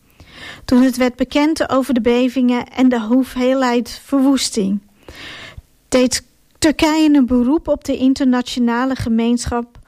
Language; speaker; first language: Dutch; non-native, fluent; Ukrainian